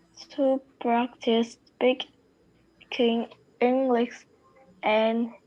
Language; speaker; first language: English; non-native, learner; Vietnamese